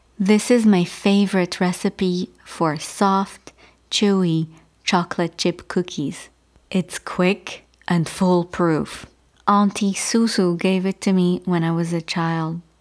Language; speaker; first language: English; non-native, fluent; Arabic